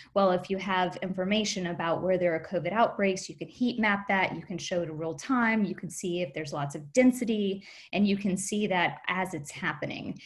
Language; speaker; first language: English; native; English